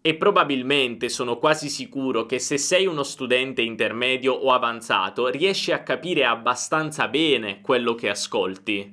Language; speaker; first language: Italian; native; Italian